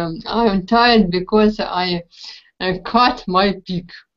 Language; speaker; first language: English; non-native, learner; Ukrainian